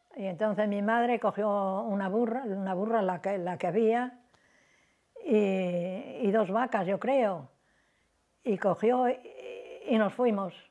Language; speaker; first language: Spanish; native; Spanish